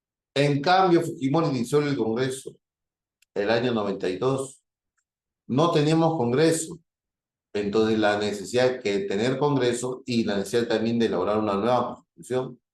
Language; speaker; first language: Spanish; native; Spanish